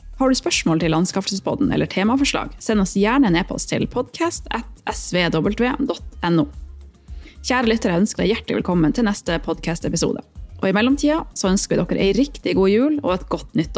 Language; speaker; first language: Norwegian; native; Norwegian